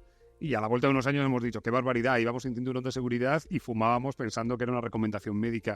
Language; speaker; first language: Spanish; native; Spanish